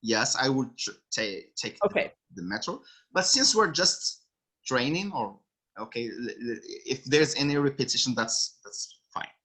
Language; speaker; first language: English; non-native, fluent; Arabic